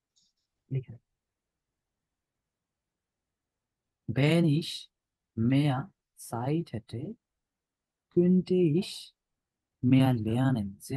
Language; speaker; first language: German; non-native, learner; Bangla